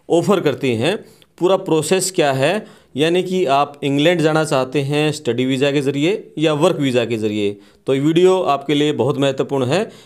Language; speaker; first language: Hindi; native; Hindi